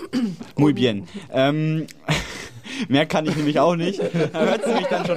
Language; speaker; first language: German; native; German